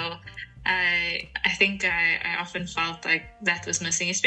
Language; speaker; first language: English; native; English